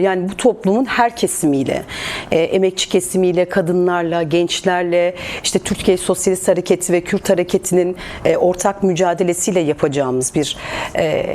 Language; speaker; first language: Turkish; native; Turkish